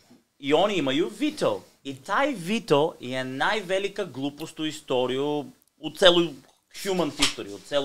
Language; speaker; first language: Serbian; non-native, learner; Bulgarian